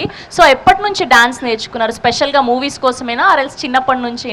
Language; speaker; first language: Telugu; native; Telugu